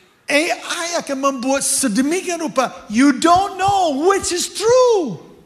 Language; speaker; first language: English; native; English